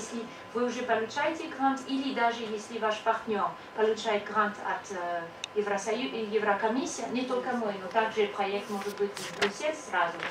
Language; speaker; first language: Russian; non-native, fluent; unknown